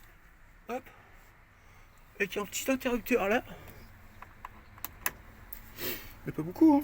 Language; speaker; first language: French; native; French